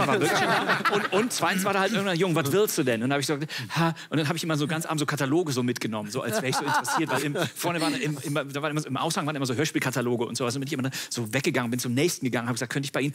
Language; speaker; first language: German; native; German